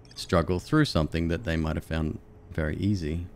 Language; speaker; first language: English; native; English